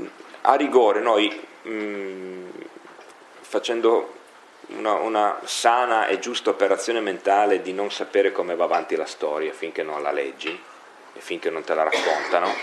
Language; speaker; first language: Italian; native; Italian